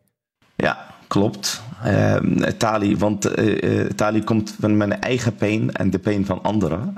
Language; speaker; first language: Dutch; non-native, learner; Arabic